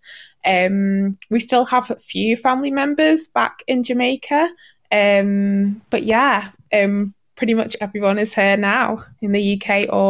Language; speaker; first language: English; native; English